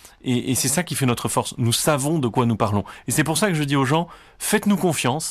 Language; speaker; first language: French; native; French